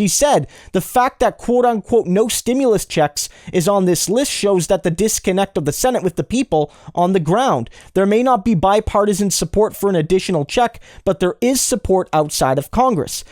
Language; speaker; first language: English; native; English